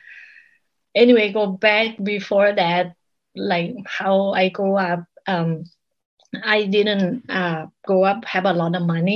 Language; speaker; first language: English; non-native, learner; Thai